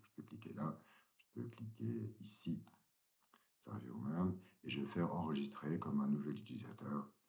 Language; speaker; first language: French; native; French